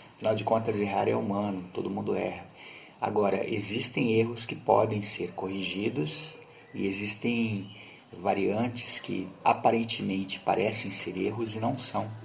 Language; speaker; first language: Portuguese; native; Portuguese